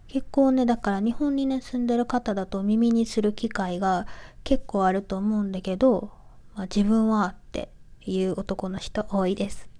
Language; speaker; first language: Japanese; native; Japanese